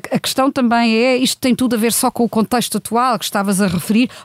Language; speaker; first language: Portuguese; non-native, fluent; German